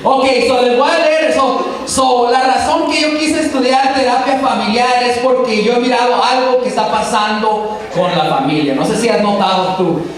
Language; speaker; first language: Spanish; early bilingual, heritage; Spanish